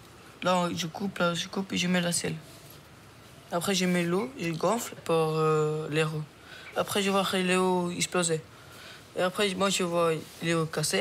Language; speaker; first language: French; early bilingual, other home language; Romanian